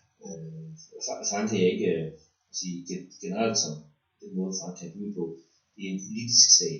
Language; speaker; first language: Danish; native; Danish